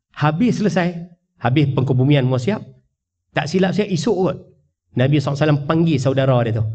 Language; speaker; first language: Malay; native; Malay